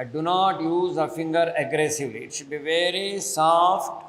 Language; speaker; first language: English; non-native, local second language; Kannada